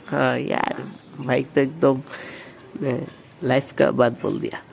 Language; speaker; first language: Hindi; non-native, local second language; Bangla